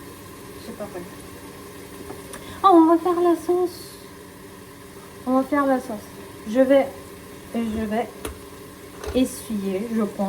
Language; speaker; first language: French; non-native, learner; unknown